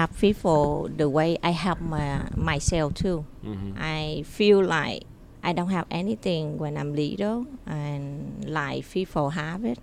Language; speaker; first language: English; non-native, learner; Vietnamese